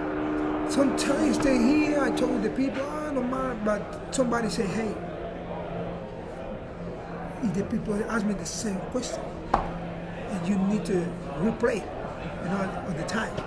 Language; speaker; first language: English; non-native, learner; Spanish